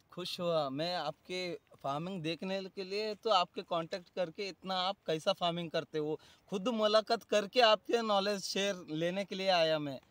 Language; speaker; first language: Hindi; non-native, local second language; Kannada